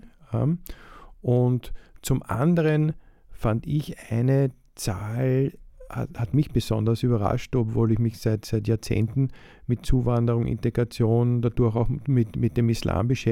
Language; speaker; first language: German; native; German